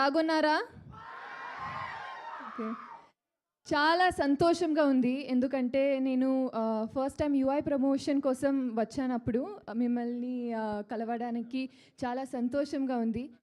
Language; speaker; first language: Telugu; non-native, learner; Kannada